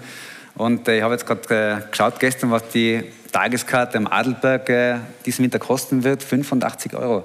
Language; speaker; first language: German; native; German